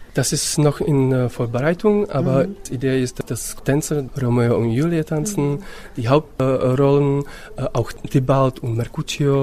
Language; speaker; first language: German; non-native, fluent; Czech